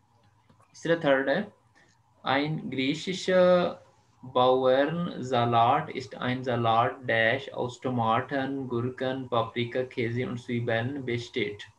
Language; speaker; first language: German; non-native, fluent; Urdu